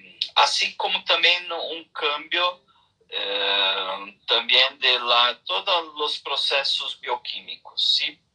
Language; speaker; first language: Spanish; non-native, learner; Portuguese